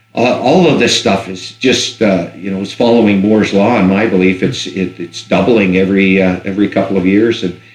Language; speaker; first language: English; native; English